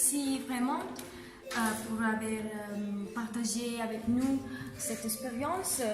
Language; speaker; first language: French; non-native, learner; Italian